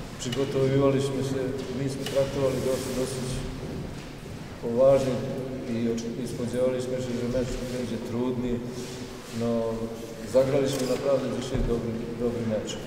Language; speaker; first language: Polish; non-native, learner; Serbian